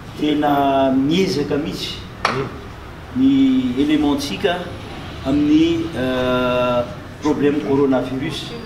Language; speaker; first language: Malagasy; non-native, local second language; Gujarati